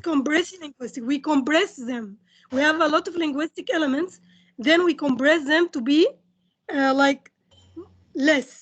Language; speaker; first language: English; non-native, fluent; Indonesian